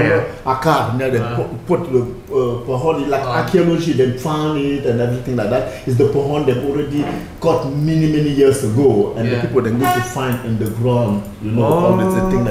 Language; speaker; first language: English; non-native, fluent; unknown